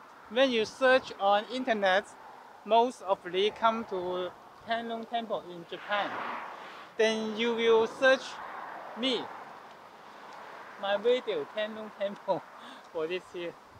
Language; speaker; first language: English; non-native, learner; Chinese